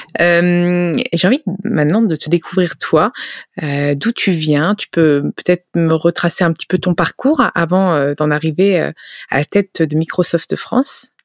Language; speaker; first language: French; native; French